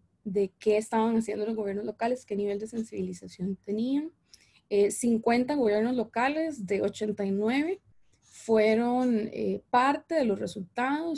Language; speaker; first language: Spanish; native; Spanish